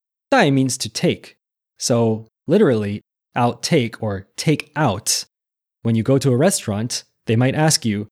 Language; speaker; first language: English; native; English